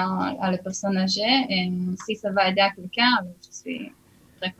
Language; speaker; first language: French; early bilingual, heritage; Hebrew